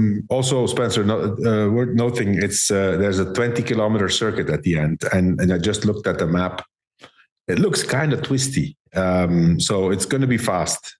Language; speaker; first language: English; non-native, fluent; Dutch